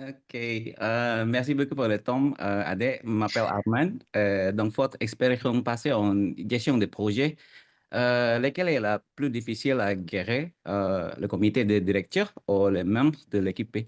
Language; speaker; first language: French; non-native, learner; Indonesian